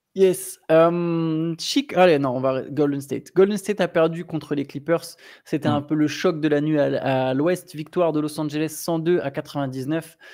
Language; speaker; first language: French; native; French